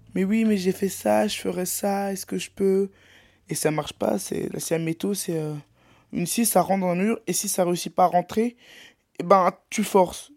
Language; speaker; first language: French; native; French